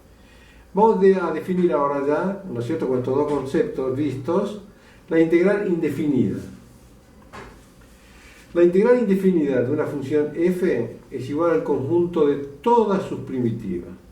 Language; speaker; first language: Spanish; native; Spanish